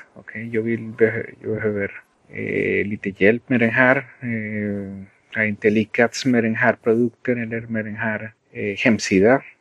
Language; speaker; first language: Swedish; non-native, fluent; Spanish